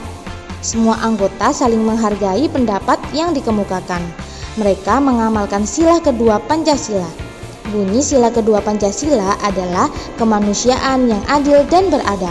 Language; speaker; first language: Indonesian; native; Indonesian